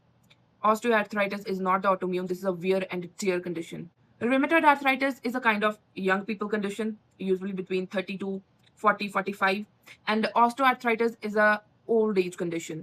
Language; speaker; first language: English; non-native, local second language; Punjabi